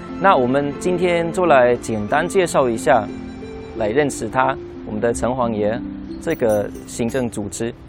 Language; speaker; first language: Chinese; non-native, fluent; German